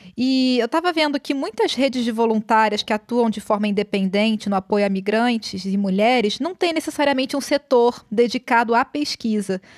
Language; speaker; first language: Portuguese; native; Portuguese